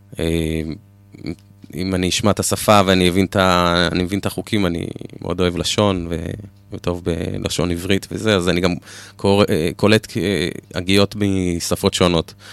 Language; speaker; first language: Hebrew; native; Hebrew